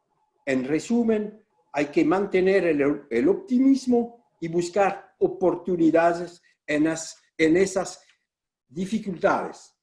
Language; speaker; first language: Spanish; non-native, fluent; French